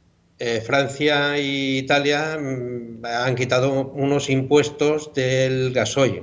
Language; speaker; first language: Spanish; native; Spanish